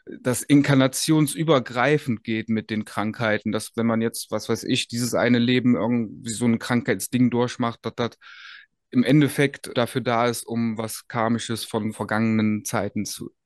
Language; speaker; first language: German; native; German